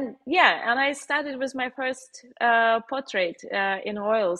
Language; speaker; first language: English; non-native, fluent; Russian